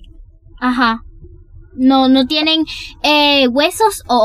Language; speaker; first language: Spanish; early bilingual, heritage; Spanish